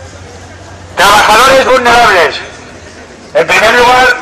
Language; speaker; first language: Spanish; native; Spanish